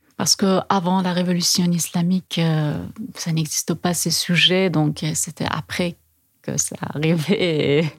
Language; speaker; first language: French; non-native, fluent; Persian